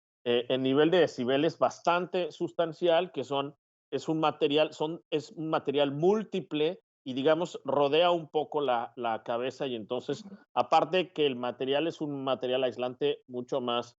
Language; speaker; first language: Spanish; native; Spanish